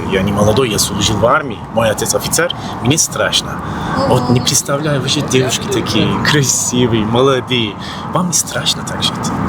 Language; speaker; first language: Russian; non-native, learner; Turkish